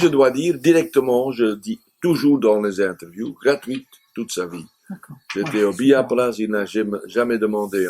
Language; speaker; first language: French; non-native, fluent; Dutch